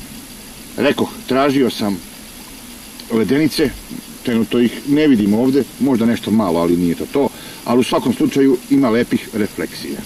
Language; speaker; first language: Serbian; native; Serbian